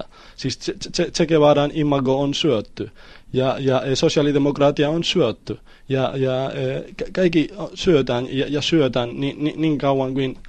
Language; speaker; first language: Finnish; non-native, learner; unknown